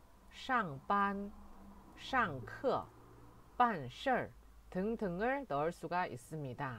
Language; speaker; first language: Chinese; non-native, fluent; Korean